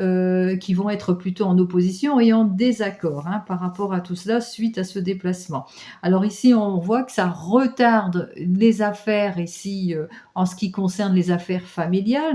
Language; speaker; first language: French; native; French